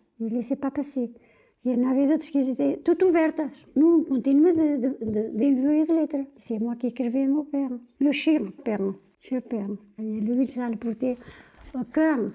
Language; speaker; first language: French; non-native, fluent; Portuguese